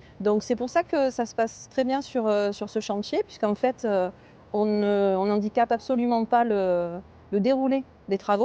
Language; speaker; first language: French; native; French